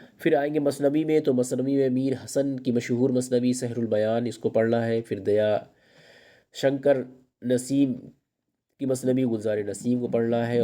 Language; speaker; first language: Urdu; native; Urdu